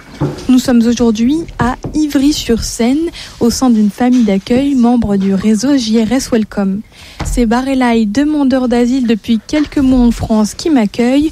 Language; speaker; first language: French; native; French